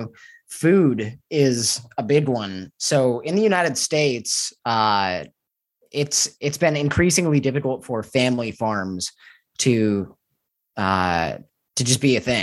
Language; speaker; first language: English; native; English